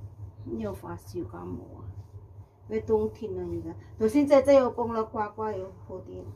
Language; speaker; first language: Chinese; non-native, learner; Indonesian